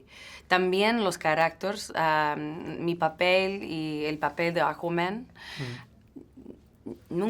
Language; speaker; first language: Spanish; non-native, learner; English